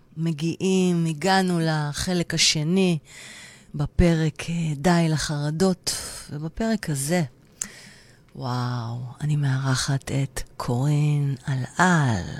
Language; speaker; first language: Hebrew; native; Hebrew